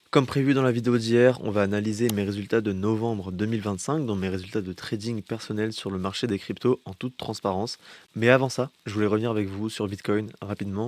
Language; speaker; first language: French; native; French